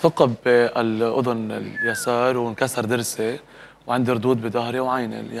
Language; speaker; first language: Arabic; native; Arabic